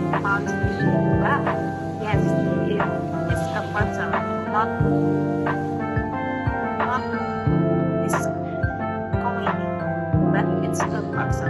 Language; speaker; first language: English; non-native, learner; Indonesian